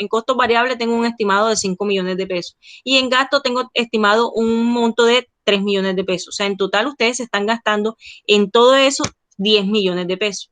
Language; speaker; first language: Spanish; native; Spanish